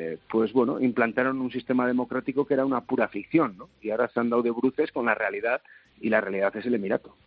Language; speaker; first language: Spanish; native; Spanish